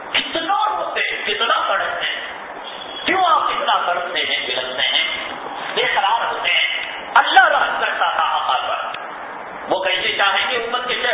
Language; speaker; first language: Urdu; native; Urdu